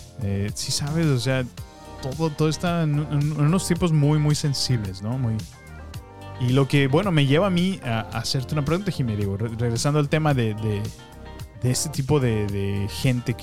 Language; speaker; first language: Spanish; native; Spanish